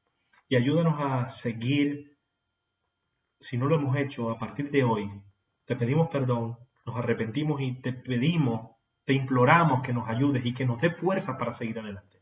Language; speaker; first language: Spanish; native; Spanish